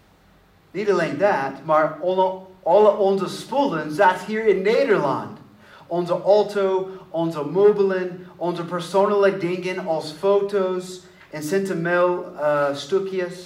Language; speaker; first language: Dutch; non-native, learner; English